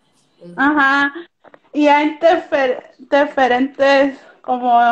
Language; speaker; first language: Spanish; early bilingual, heritage; Spanish